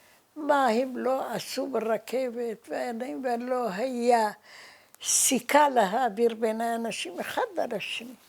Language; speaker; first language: Hebrew; early bilingual, other home language; Arabic